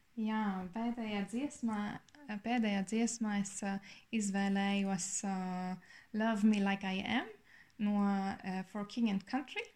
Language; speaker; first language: Latvian; non-native, learner; German